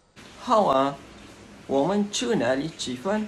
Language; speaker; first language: Chinese; non-native, learner; Malay